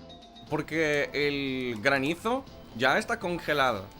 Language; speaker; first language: Spanish; non-native, fluent; English